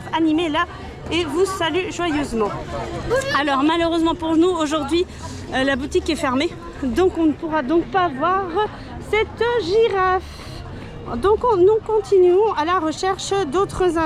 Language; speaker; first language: French; native; French